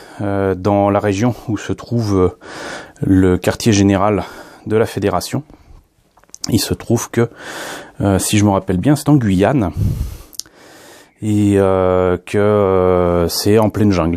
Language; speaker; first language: French; native; French